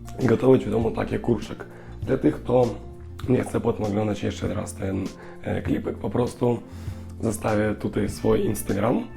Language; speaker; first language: Polish; non-native, learner; Russian